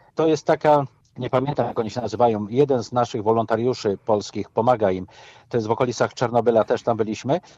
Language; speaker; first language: Polish; native; Polish